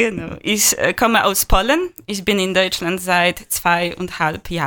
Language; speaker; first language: German; non-native, learner; Polish